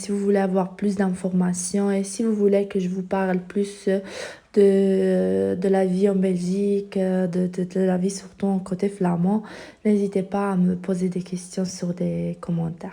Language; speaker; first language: French; non-native, fluent; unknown